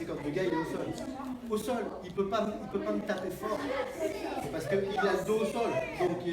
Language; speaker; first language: French; native; French